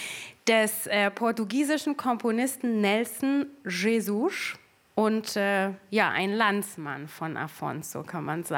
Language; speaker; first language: German; native; German